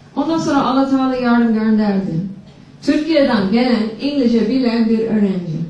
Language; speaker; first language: Turkish; non-native, fluent; English